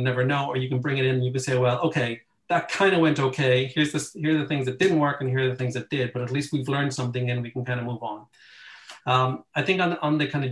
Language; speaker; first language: English; native; English